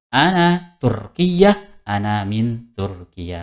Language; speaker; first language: Arabic; non-native, fluent; Indonesian